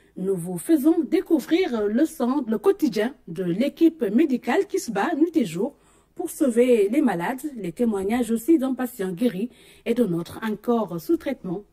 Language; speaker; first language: French; non-native, local second language; Wolof